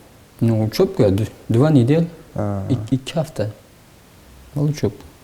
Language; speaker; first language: Russian; non-native, local second language; Uzbek